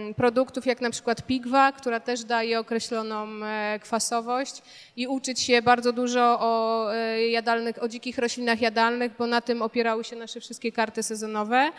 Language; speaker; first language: Polish; native; Polish